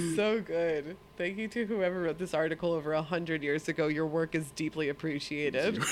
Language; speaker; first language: English; early bilingual, other home language; Italian